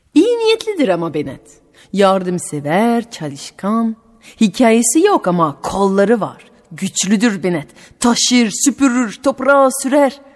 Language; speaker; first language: Turkish; non-native, fluent; French